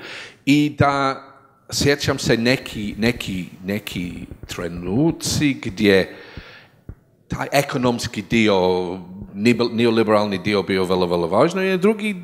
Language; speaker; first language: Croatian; non-native, learner; English